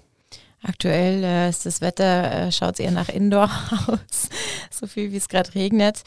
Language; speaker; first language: German; native; German